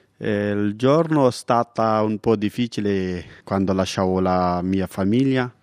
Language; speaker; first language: Italian; non-native, fluent; Pashto